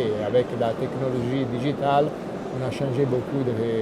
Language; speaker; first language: French; non-native, fluent; Italian